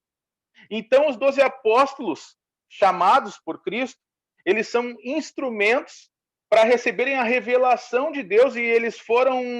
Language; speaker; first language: Portuguese; native; Portuguese